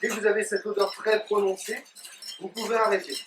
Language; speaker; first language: French; native; French